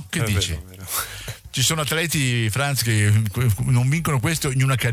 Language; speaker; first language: Italian; native; Italian